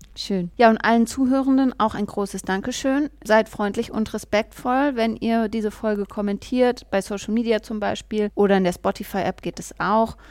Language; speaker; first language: German; native; German